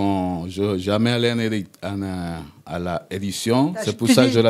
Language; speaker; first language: French; non-native, learner; Spanish